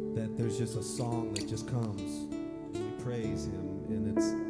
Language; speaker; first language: English; native; English